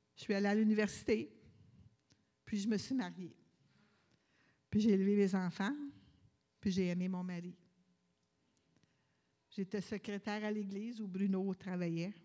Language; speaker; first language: French; native; French